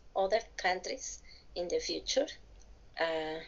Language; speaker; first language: English; non-native, learner; Spanish